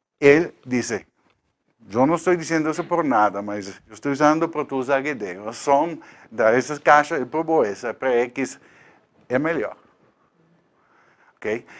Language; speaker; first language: Portuguese; non-native, learner; Spanish